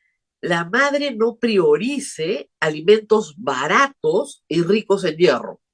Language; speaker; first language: Spanish; native; Spanish